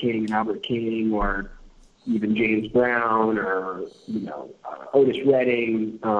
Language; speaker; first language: English; native; English